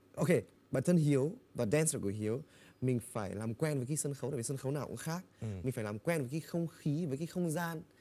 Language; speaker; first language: Vietnamese; early bilingual, heritage; Vietnamese